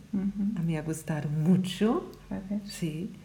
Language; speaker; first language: Spanish; non-native, learner; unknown